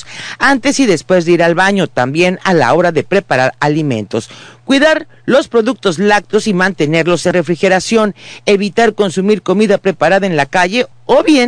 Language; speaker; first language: Spanish; native; Spanish